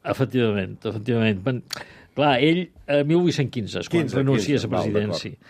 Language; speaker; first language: Catalan; native; Catalan